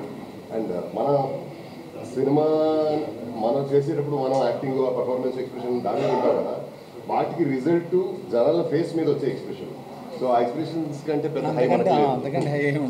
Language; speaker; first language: Telugu; non-native, fluent; Kannada